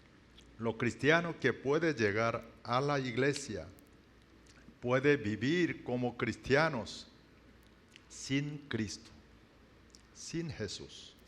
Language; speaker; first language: Spanish; non-native, learner; Korean